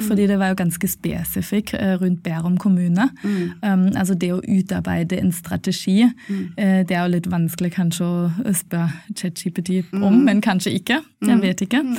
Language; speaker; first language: Norwegian; non-native, fluent; German